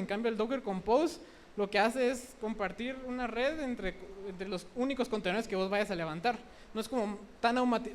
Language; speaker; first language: Spanish; native; Spanish